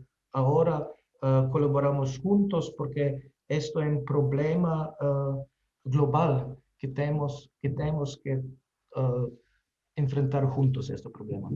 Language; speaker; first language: Spanish; non-native, fluent; Slovenian